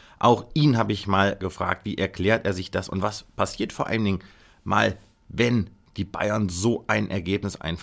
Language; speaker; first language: German; native; German